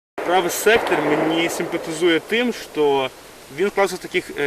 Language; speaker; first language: Ukrainian; non-native, fluent; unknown